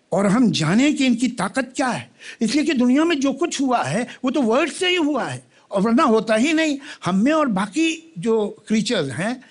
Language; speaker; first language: Hindi; native; Hindi